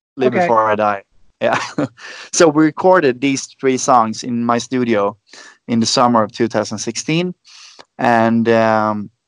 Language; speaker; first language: English; non-native, fluent; Swedish